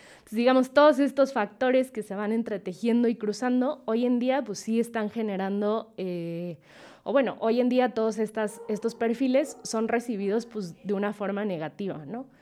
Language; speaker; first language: Spanish; native; Spanish